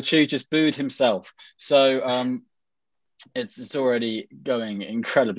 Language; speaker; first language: English; native; English